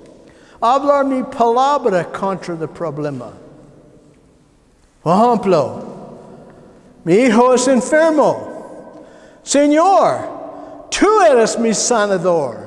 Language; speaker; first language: Spanish; non-native, learner; English